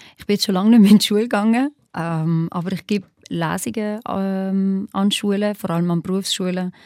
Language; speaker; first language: German; early bilingual, other home language; Albanian